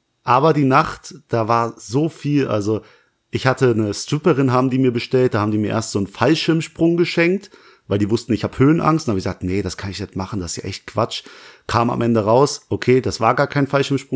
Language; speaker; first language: German; native; German